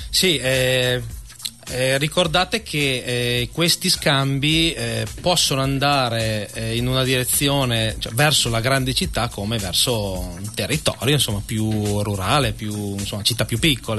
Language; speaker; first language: Italian; native; Italian